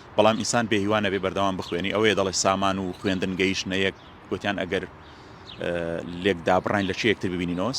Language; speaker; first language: Central Kurdish; native; Central Kurdish